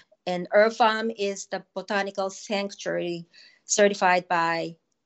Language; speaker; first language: English; non-native, fluent; Japanese